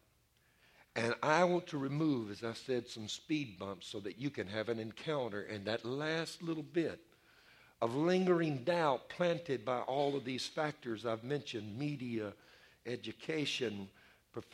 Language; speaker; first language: English; native; English